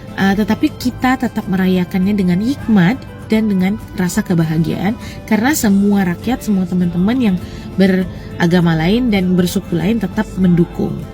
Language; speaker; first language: Indonesian; native; Indonesian